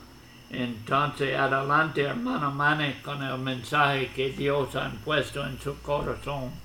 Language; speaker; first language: Spanish; non-native, fluent; English